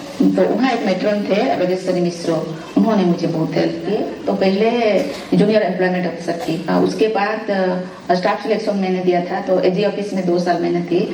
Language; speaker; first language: Hindi; non-native, local second language; Santali